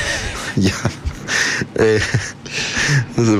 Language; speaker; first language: Spanish; native; Spanish